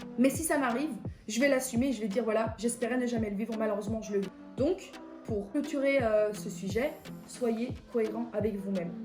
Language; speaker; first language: French; early bilingual, other home language; Persian